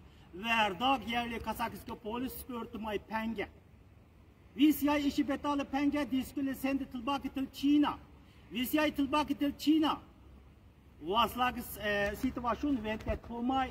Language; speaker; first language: Norwegian; non-native, learner; Uyghur